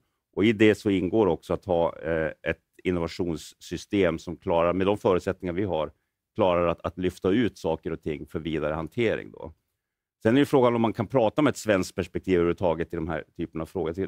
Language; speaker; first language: Swedish; native; Swedish